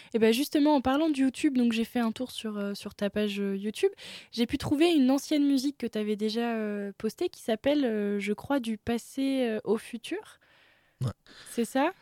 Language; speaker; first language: French; native; French